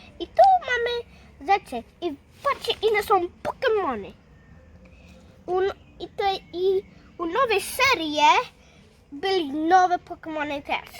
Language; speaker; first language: Polish; early bilingual, heritage; Polish